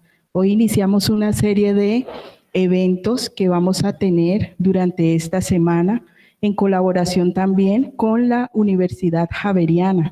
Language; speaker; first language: Spanish; native; Spanish